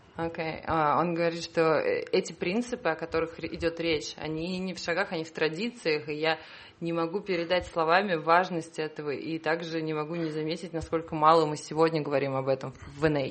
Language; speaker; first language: Russian; native; Russian